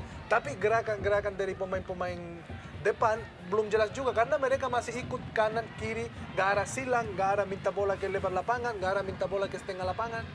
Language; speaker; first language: Indonesian; non-native, fluent; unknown